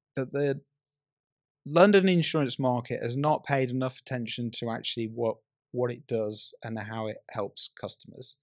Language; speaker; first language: English; native; English